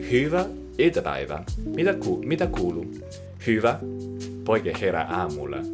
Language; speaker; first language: Finnish; non-native, learner; Chinese